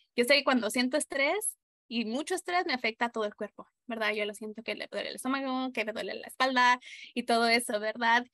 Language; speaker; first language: Spanish; early bilingual, heritage; Spanish